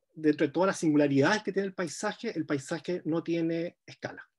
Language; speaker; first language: Spanish; native; Spanish